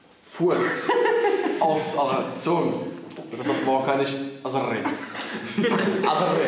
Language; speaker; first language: German; early bilingual, other home language; Arabic